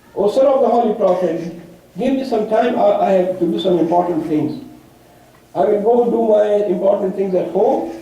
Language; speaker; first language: English; non-native, local second language; Urdu